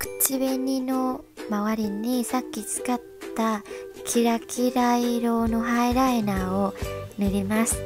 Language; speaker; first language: Japanese; non-native, fluent; Vietnamese